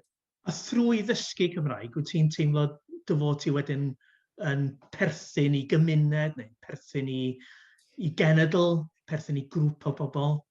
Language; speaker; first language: Welsh; native; Welsh